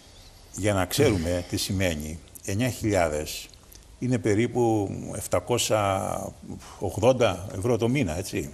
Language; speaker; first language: Greek; native; Greek